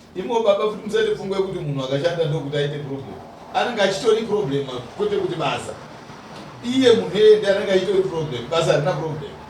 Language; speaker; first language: Shona; native; Shona